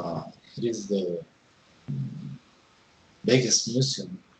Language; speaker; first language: English; non-native, learner; Spanish